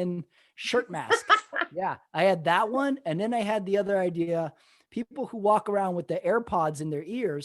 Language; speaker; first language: English; native; English